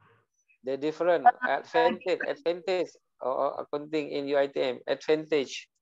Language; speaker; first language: English; non-native, learner; Indonesian